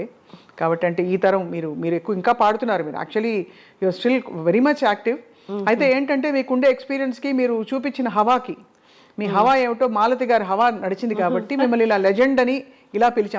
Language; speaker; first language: Telugu; native; Telugu